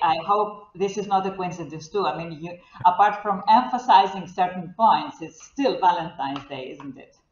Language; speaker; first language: English; non-native, fluent; Greek